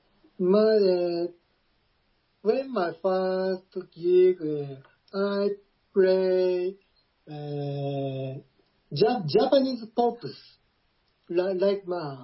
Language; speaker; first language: English; non-native, learner; Japanese